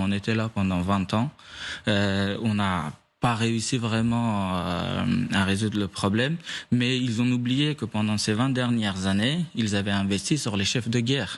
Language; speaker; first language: French; non-native, fluent; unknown